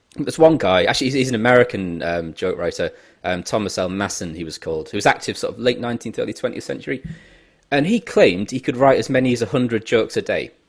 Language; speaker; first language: English; native; English